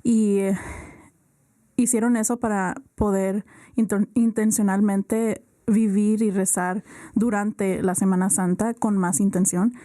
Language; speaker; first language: Spanish; early bilingual, heritage; Spanish